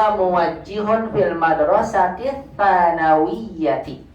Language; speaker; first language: Arabic; non-native, fluent; Indonesian